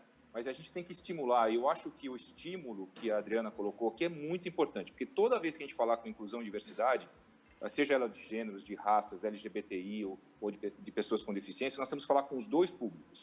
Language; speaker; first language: Portuguese; native; Portuguese